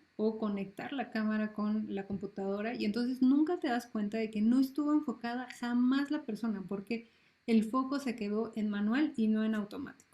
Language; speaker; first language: Spanish; native; Spanish